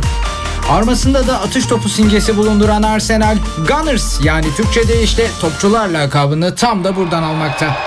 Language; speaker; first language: Turkish; native; Turkish